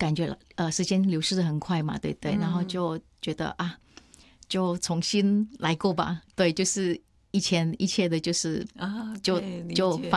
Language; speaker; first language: Chinese; non-native, fluent; Hakka Chinese